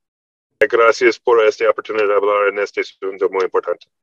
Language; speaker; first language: Spanish; non-native, learner; English